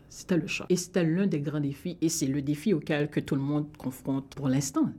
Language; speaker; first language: French; non-native, local second language; Haitian Creole